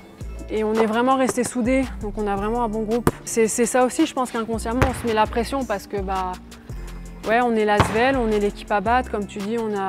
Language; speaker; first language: French; native; French